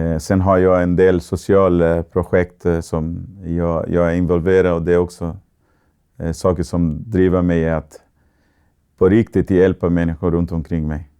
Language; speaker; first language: Swedish; non-native, fluent; Portuguese